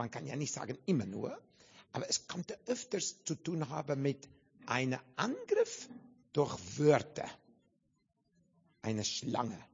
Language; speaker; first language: German; non-native, fluent; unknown